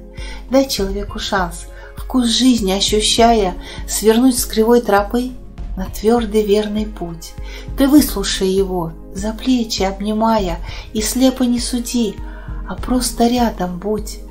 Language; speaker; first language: Russian; native; Russian